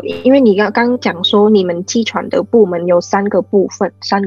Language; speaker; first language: Chinese; non-native, fluent; Vietnamese